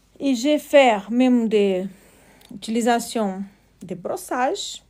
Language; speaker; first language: French; non-native, learner; Portuguese